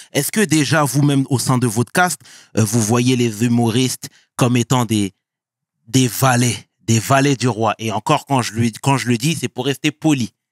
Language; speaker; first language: French; early bilingual, other home language; Wolof